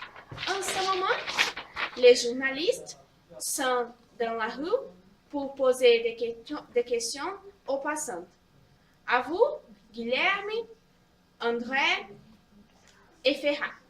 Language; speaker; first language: French; non-native, learner; Portuguese